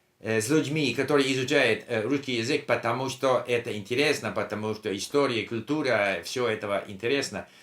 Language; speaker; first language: Russian; non-native, learner; English